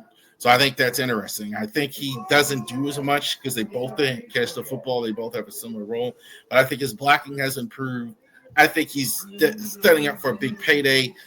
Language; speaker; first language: English; native; English